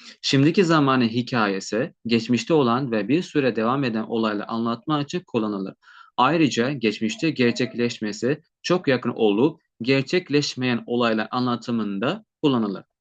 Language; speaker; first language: Turkish; non-native, fluent; Uzbek